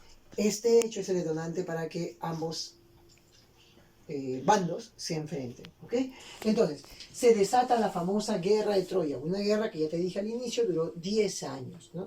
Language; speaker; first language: Spanish; native; Spanish